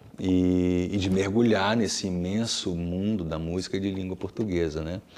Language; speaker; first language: Portuguese; native; Portuguese